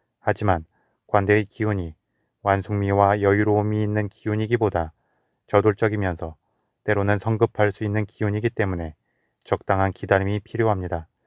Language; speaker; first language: Korean; native; Korean